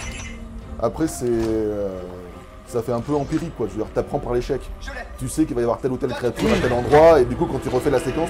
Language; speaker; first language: French; native; French